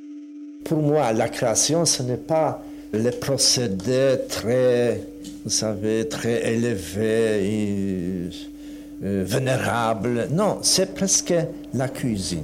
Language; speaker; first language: French; non-native, fluent; Polish